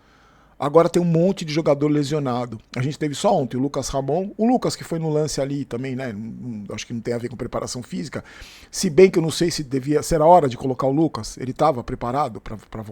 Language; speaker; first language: Portuguese; native; Portuguese